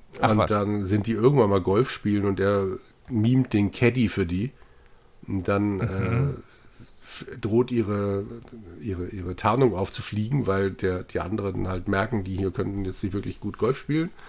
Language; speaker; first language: German; native; German